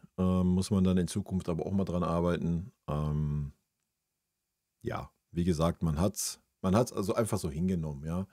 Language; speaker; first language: German; native; German